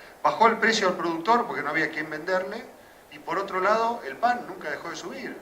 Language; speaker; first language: Spanish; native; Spanish